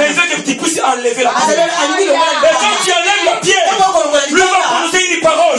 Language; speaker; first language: French; non-native, local second language; Lingala